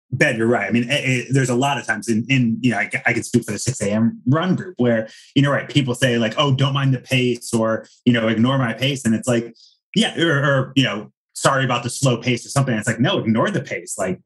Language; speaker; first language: English; native; English